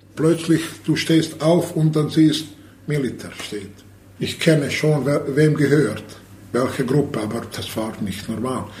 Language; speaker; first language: German; non-native, learner; Bosnian